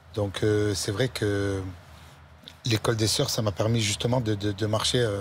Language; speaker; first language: French; native; French